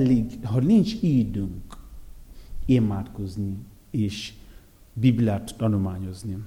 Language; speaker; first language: Hungarian; non-native, fluent; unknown